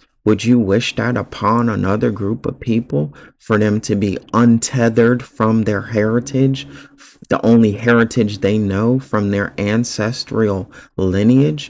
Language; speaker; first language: English; native; English